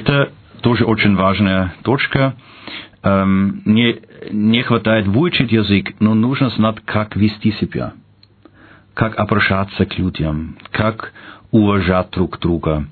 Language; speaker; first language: Russian; non-native, fluent; German